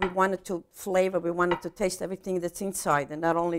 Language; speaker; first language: English; non-native, fluent; Italian